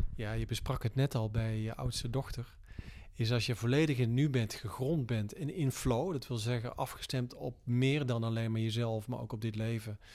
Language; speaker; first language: Dutch; native; Dutch